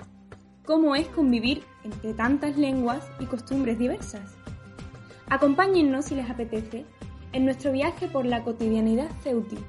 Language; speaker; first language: Spanish; native; Spanish